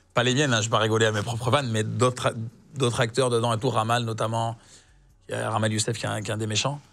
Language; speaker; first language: French; native; French